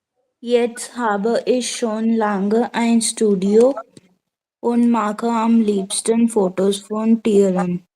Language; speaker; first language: German; non-native, learner; Hindi